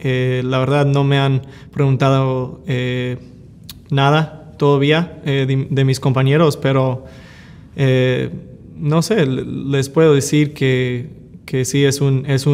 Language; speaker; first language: Spanish; early bilingual, heritage; English